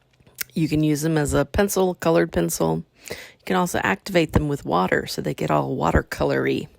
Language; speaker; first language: English; native; English